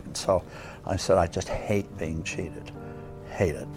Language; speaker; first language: English; native; English